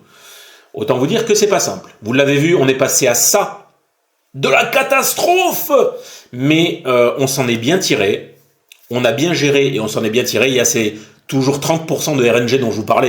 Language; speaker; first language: French; native; French